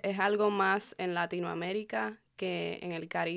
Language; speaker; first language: Spanish; early bilingual, heritage; Spanish